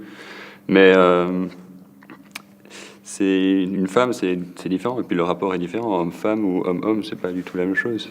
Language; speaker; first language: French; native; French